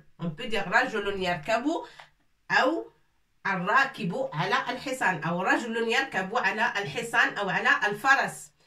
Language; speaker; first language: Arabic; non-native, fluent; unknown